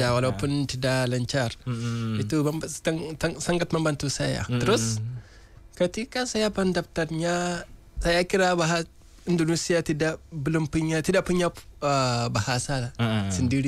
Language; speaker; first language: Indonesian; non-native, learner; Hausa